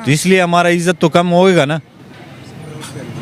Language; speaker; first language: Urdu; non-native, local second language; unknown